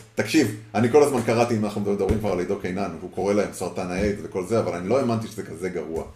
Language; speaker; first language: Hebrew; early bilingual, heritage; Hebrew